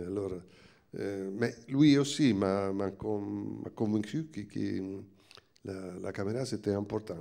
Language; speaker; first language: French; non-native, fluent; Italian